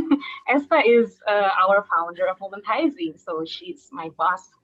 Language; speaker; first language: English; non-native, fluent; Indonesian